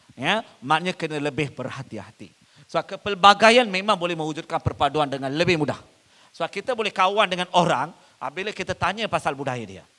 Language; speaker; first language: Malay; non-native, local second language; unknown